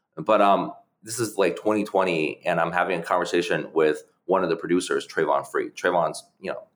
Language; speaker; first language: English; early bilingual, other home language; Chinese